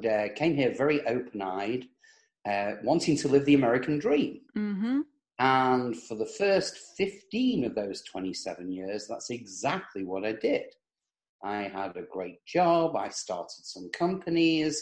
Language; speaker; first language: English; native; English